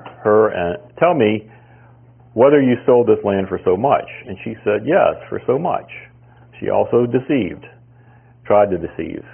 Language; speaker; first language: English; native; English